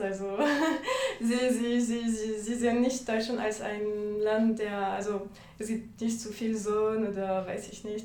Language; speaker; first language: German; non-native, fluent; French